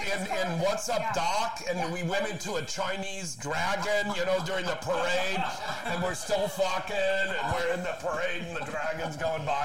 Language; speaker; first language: English; native; English